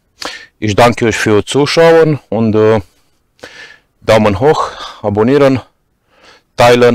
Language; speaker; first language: German; non-native, fluent; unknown